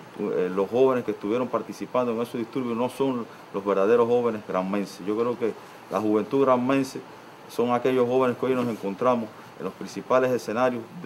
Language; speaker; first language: Spanish; native; Spanish